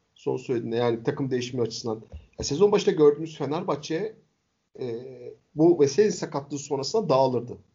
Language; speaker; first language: Turkish; native; Turkish